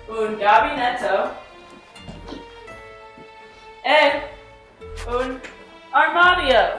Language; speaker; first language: Italian; non-native, learner; English